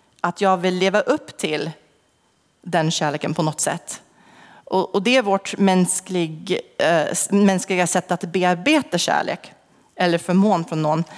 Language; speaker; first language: Swedish; non-native, fluent; English